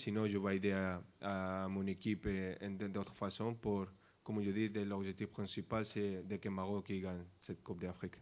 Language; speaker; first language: French; non-native, fluent; Spanish